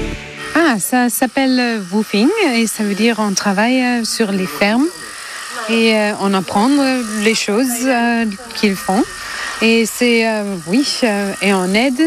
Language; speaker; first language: French; non-native, learner; German